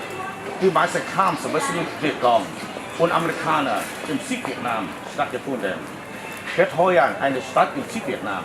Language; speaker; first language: German; non-native, learner; Vietnamese